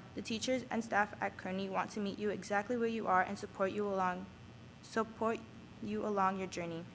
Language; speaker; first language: English; non-native, fluent; Spanish